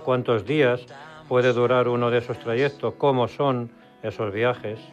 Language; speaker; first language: Spanish; native; Spanish